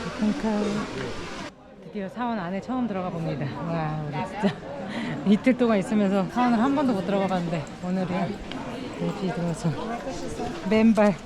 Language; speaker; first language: Korean; native; Korean